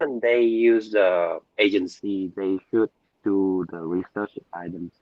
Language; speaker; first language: English; non-native, learner; Vietnamese